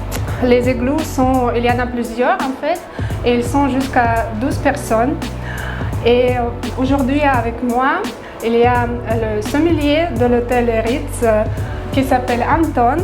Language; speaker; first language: French; non-native, fluent; Russian